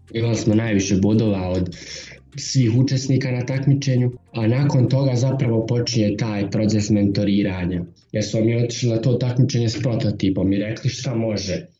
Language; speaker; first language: Bosnian; native; Bosnian